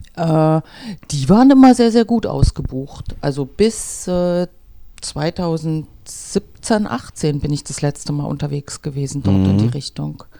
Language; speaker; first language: German; native; German